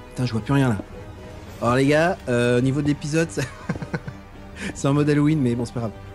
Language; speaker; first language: French; native; French